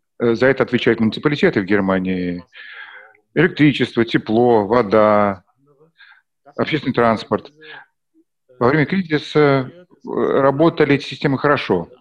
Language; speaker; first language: Russian; non-native, fluent; German